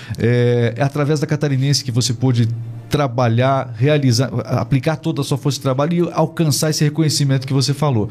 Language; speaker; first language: Portuguese; native; Portuguese